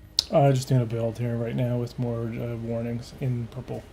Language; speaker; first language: English; native; English